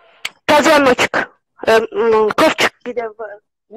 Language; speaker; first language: Russian; non-native, local second language; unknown